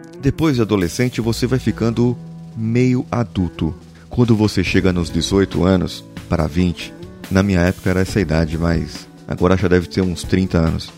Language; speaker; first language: Portuguese; native; Portuguese